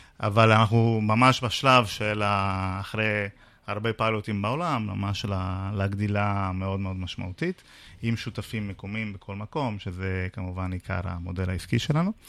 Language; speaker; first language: Hebrew; non-native, fluent; Italian